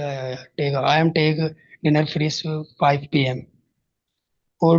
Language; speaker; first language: English; non-native, learner; Hindi